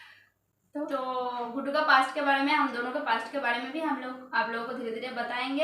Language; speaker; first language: Hindi; non-native, local second language; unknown